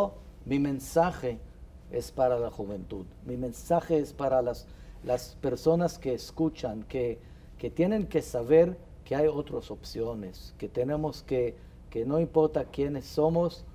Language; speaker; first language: Spanish; non-native, fluent; Hebrew